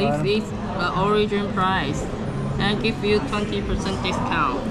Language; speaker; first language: English; non-native, learner; Chinese